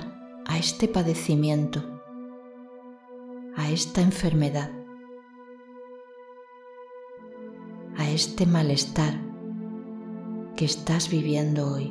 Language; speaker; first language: Spanish; native; Spanish